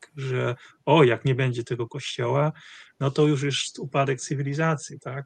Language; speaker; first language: Polish; non-native, fluent; Dutch